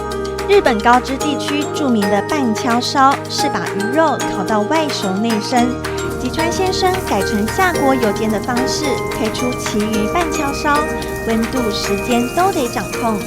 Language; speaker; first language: Chinese; native; Chinese